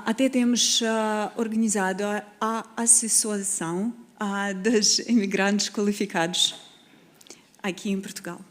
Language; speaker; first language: Portuguese; non-native, fluent; Russian